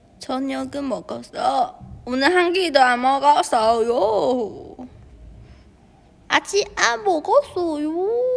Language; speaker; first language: Korean; non-native, fluent; Chinese